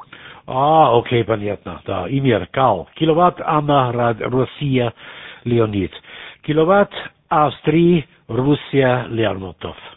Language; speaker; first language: Russian; non-native, learner; German